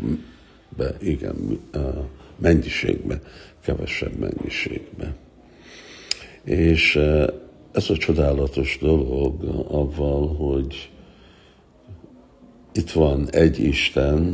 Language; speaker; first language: Hungarian; early bilingual, heritage; Hungarian